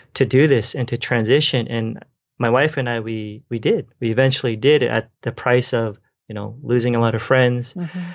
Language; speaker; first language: English; native; English